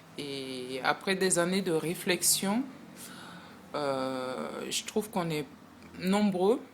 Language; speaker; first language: French; non-native, local second language; Sango